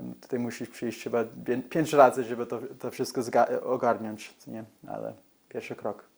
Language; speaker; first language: Polish; early bilingual, heritage; English